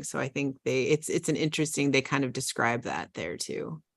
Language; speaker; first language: English; native; English